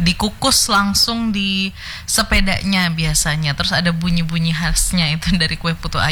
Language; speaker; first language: Indonesian; native; Indonesian